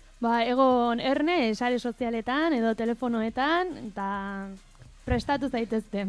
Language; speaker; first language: Basque; native; Basque